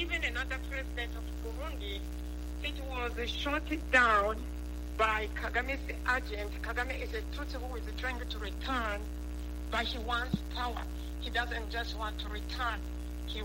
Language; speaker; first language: English; non-native, local second language; Kinyarwanda